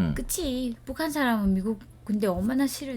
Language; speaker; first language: Korean; non-native, learner; Vietnamese